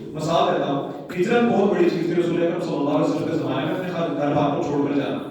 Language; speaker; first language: Urdu; non-native, local second language; Punjabi